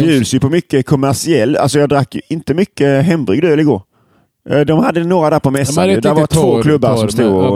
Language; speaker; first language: Swedish; native; Swedish